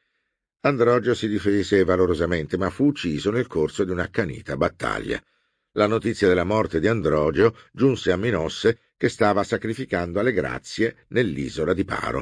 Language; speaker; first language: Italian; native; Italian